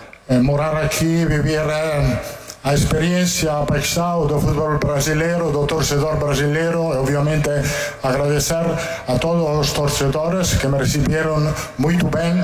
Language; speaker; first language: Portuguese; non-native, fluent; Italian